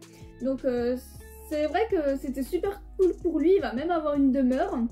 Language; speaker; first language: French; native; French